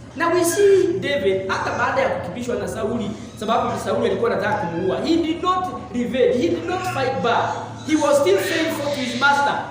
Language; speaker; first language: English; non-native, local second language; Swahili